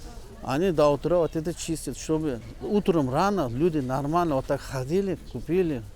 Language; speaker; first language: Russian; non-native, local second language; Uzbek